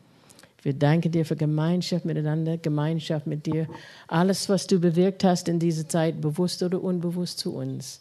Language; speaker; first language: German; non-native, fluent; English